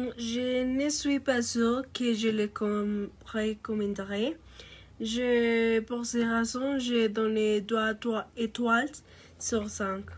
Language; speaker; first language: French; non-native, learner; Spanish